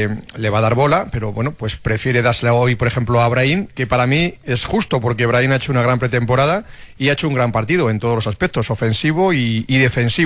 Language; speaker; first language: Spanish; native; Spanish